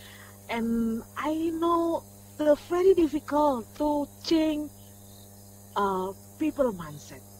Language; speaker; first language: English; non-native, learner; Indonesian